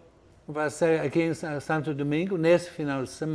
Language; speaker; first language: Spanish; non-native, fluent; Portuguese